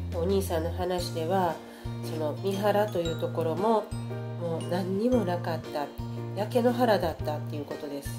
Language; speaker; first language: Japanese; native; Japanese